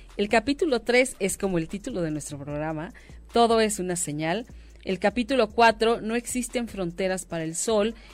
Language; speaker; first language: Spanish; native; Spanish